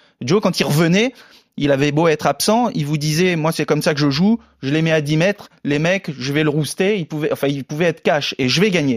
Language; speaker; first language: French; native; French